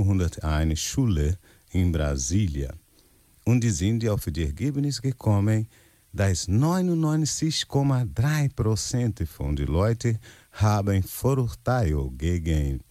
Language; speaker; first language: German; non-native, learner; Portuguese